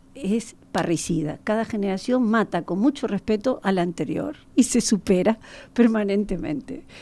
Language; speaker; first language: Spanish; native; Spanish